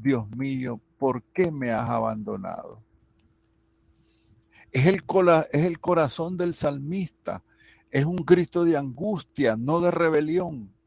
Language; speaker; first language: Spanish; native; Spanish